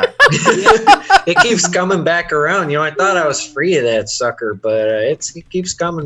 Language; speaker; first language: English; native; English